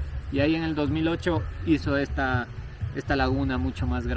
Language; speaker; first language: Spanish; native; Spanish